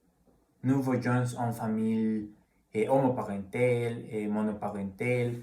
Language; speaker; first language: French; non-native, learner; Spanish